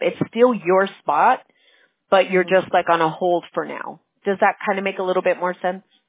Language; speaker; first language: English; early bilingual, other home language; Spanish